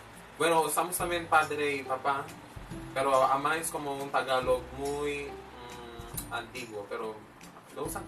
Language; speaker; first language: Spanish; non-native, fluent; Filipino